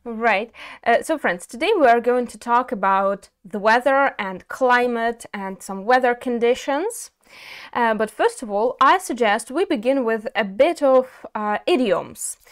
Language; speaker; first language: English; non-native, fluent; Ukrainian